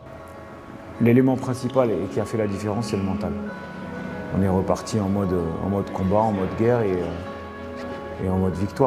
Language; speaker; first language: French; native; French